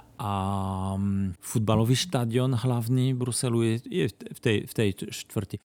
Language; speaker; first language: Slovak; non-native, fluent; French